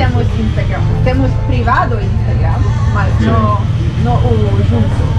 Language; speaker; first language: Spanish; non-native, learner; Portuguese